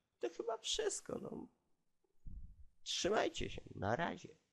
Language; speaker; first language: Polish; native; Polish